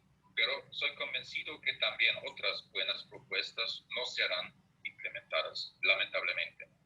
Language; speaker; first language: Spanish; non-native, fluent; German